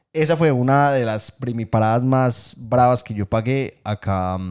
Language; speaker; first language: Spanish; native; Spanish